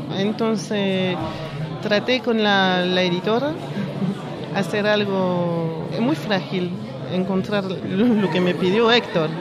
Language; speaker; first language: Spanish; early bilingual, heritage; French